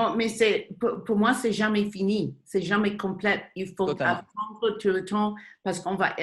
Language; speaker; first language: French; non-native, local second language; English